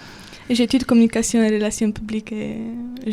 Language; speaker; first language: French; non-native, fluent; Romanian